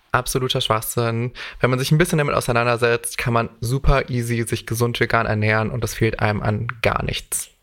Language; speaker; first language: German; native; German